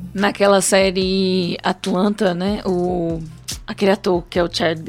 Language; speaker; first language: Portuguese; native; Portuguese